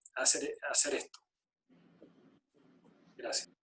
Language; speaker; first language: Spanish; native; Spanish